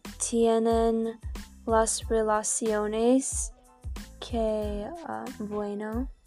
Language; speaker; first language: Spanish; non-native, learner; English